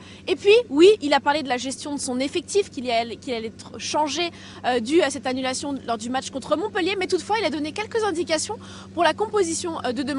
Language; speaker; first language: French; native; French